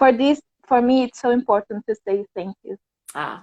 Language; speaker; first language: English; non-native, fluent; Portuguese